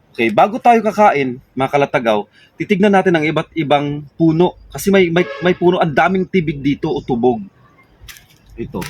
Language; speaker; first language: Filipino; non-native, local second language; Cebuano